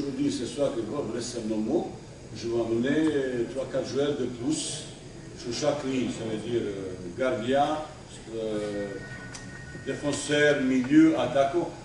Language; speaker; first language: French; non-native, fluent; Bosnian